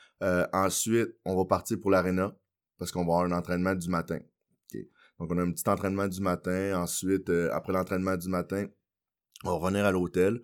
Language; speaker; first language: French; early bilingual, other home language; Haitian Creole